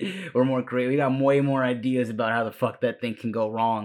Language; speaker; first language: English; early bilingual, other home language; Spanish